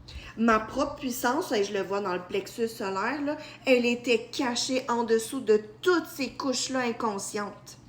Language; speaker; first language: French; native; French